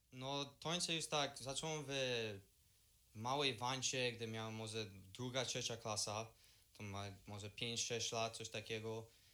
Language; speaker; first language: Polish; early bilingual, heritage; Polish